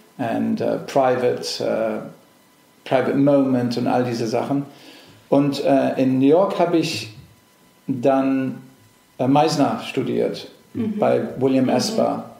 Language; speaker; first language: German; early bilingual, other home language; English